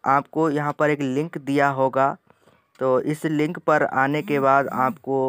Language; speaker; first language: Hindi; native; Hindi